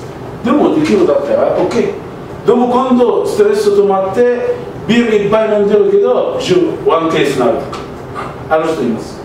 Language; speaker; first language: Japanese; non-native, learner; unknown